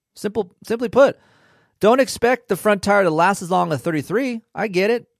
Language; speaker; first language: English; native; English